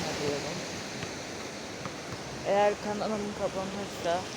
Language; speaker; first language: Turkish; non-native, fluent; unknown